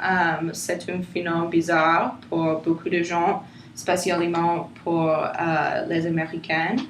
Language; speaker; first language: French; non-native, learner; English